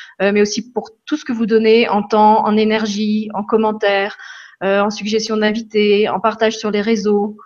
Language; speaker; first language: French; native; French